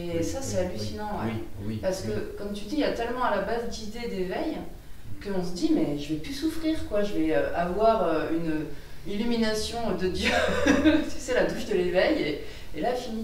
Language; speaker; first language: French; native; French